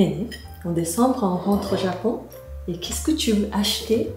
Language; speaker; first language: French; non-native, fluent; Japanese